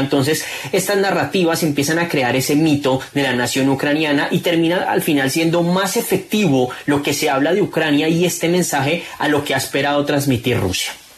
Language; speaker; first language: Spanish; native; Spanish